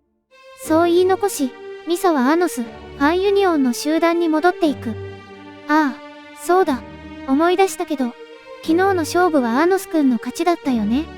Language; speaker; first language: Japanese; native; Japanese